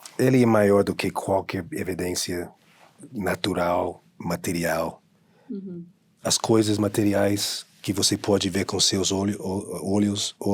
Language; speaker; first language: Portuguese; non-native, fluent; English